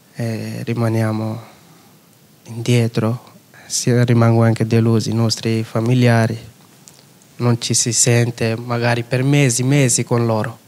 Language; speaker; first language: Italian; non-native, fluent; Urdu